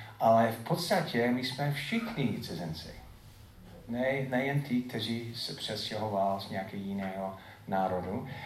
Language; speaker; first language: Czech; non-native, fluent; English